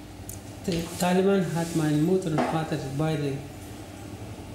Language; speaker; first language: German; non-native, learner; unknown